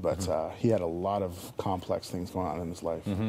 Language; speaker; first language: English; native; English